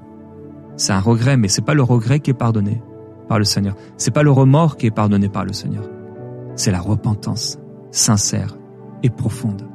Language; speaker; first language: French; native; French